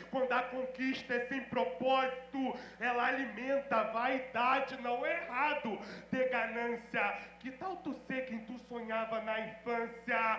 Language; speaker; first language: Portuguese; native; Portuguese